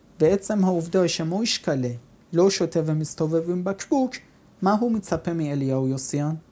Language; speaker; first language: Hebrew; non-native, fluent; Persian